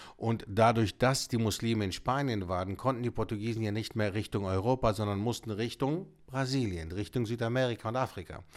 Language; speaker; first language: German; early bilingual, other home language; Greek